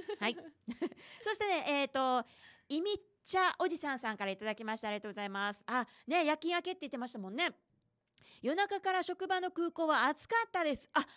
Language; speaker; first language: Japanese; native; Japanese